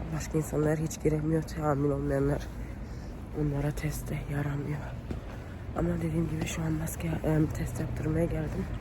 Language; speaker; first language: Turkish; early bilingual, heritage; Turkish